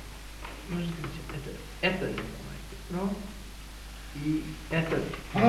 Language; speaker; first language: Russian; non-native, learner; English